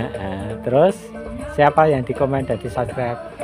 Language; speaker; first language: Indonesian; non-native, local second language; Javanese